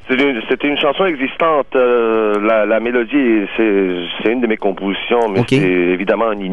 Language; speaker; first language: French; native; French